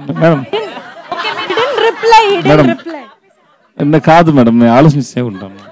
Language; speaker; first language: Telugu; non-native, learner; Tamil